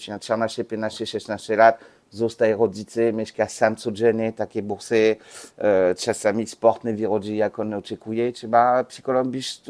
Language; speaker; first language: Polish; non-native, learner; French